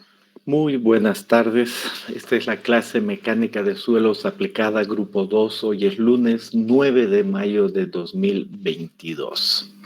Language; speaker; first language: Spanish; native; Spanish